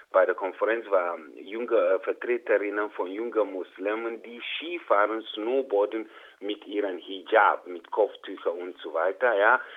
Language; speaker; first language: German; non-native, fluent; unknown